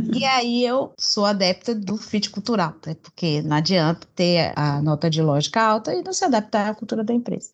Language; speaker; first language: Portuguese; native; Portuguese